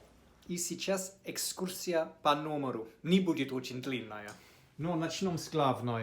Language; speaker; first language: Russian; non-native, fluent; English